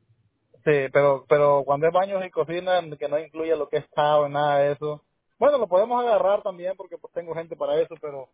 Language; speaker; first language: Spanish; native; Spanish